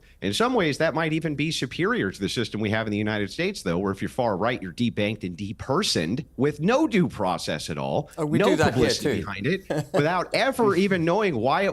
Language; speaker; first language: English; native; English